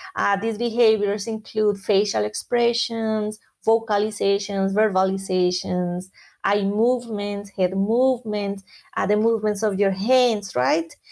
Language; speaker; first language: English; non-native, fluent; Spanish